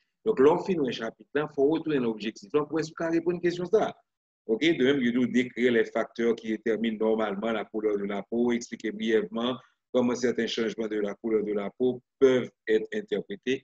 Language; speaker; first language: French; non-native, local second language; Haitian Creole